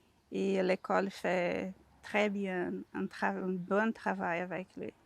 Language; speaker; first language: French; non-native, learner; Portuguese